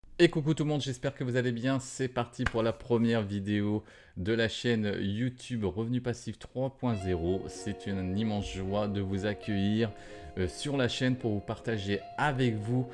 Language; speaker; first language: French; native; French